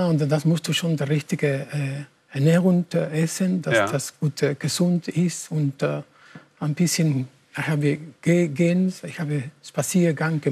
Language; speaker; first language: German; non-native, learner; Spanish